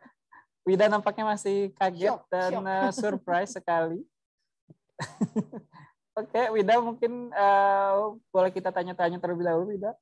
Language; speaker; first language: Indonesian; native; Indonesian